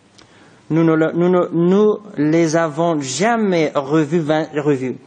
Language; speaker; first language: French; non-native, fluent; Persian